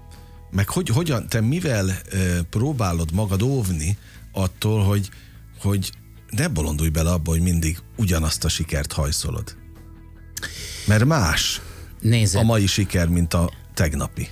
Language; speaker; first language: Hungarian; native; Hungarian